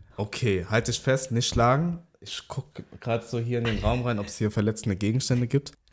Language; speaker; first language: German; early bilingual, other home language; Vietnamese